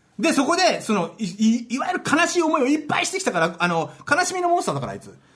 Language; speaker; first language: Japanese; native; Japanese